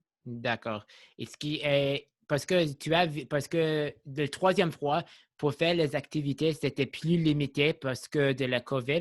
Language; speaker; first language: French; non-native, local second language; English